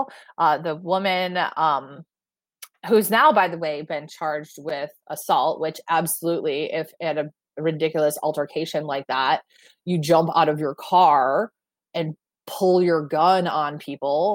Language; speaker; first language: English; native; English